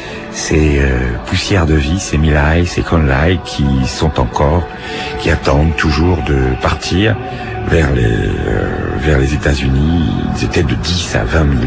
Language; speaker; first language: French; native; French